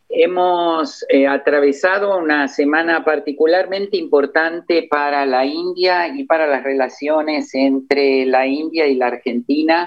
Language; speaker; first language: Spanish; native; Spanish